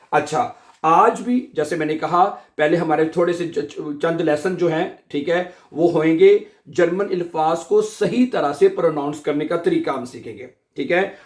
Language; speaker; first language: Urdu; native; Urdu